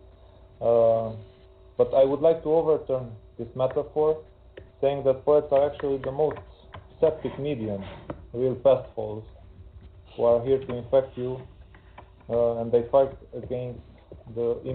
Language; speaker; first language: English; non-native, fluent; Hungarian